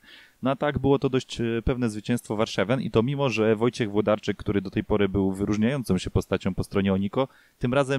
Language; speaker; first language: Polish; native; Polish